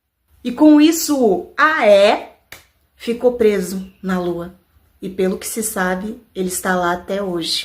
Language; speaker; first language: Portuguese; native; Portuguese